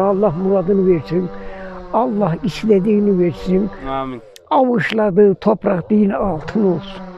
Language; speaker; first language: Turkish; native; Turkish